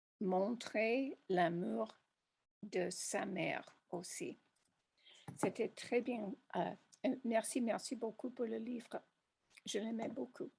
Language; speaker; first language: French; non-native, learner; English